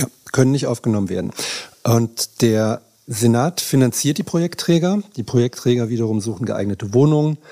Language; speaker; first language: German; native; German